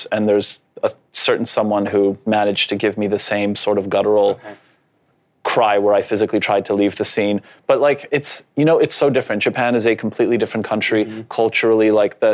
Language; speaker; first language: English; non-native, fluent; Polish